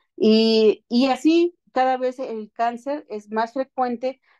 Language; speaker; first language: Spanish; native; Spanish